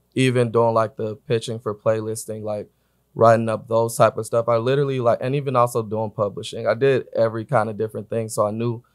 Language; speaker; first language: English; native; English